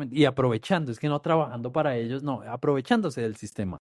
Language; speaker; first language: Spanish; native; Spanish